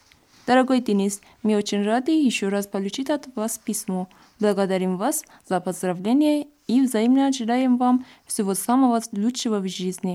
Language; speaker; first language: Russian; non-native, fluent; Persian